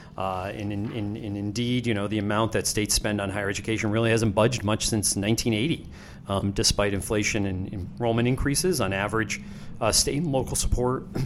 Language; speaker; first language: English; native; English